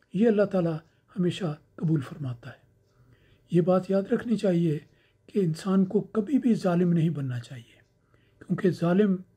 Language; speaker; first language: Urdu; native; Urdu